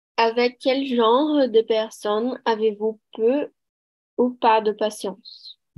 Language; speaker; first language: French; non-native, learner; Portuguese